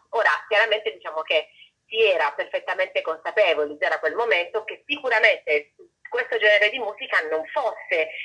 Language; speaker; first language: Italian; native; Italian